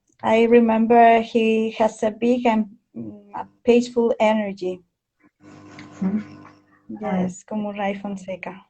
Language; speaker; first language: English; non-native, fluent; Spanish